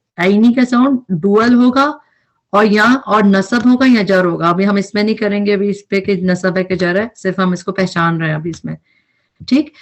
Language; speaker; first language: Urdu; native; Urdu